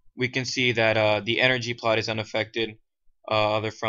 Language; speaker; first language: English; native; English